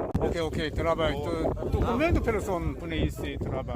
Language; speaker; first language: French; non-native, learner; Korean